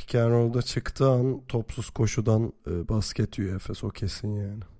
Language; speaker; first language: Turkish; native; Turkish